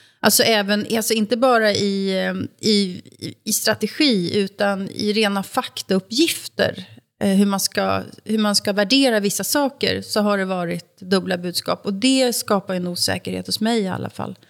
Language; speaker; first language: Swedish; native; Swedish